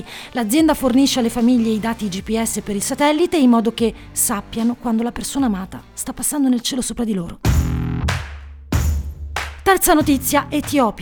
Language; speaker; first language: Italian; native; Italian